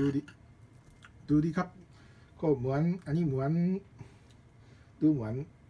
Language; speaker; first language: Thai; non-native, learner; Japanese